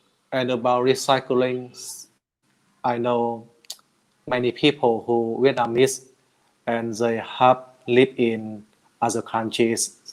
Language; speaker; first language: English; non-native, learner; Vietnamese